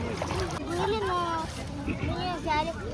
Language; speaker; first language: Russian; early bilingual, other home language; Armenian